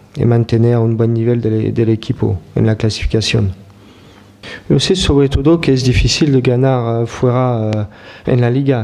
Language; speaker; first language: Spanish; non-native, learner; French